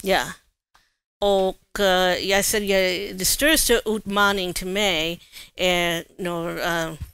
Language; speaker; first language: Swedish; non-native, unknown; English